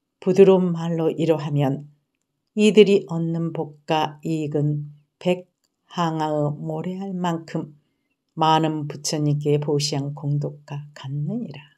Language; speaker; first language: Korean; native; Korean